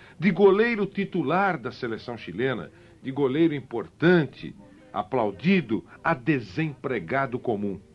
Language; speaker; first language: Portuguese; native; Portuguese